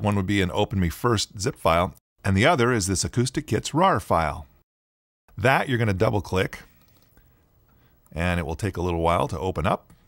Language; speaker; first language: English; native; English